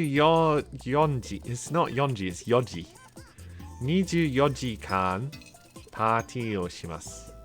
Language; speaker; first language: Japanese; non-native, learner; English